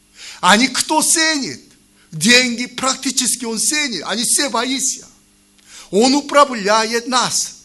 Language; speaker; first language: Russian; non-native, learner; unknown